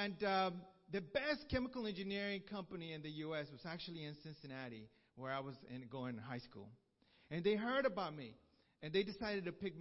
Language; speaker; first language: English; early bilingual, other home language; Spanish